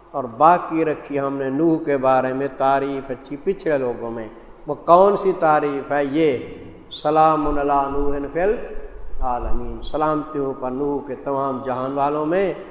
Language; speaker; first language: Urdu; native; Urdu